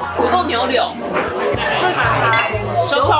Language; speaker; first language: Chinese; native; Chinese